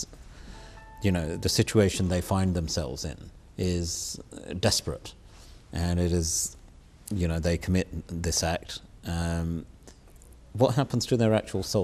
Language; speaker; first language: English; native; English